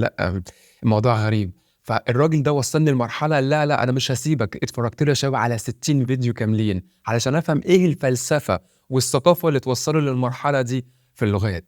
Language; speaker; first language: Arabic; native; Arabic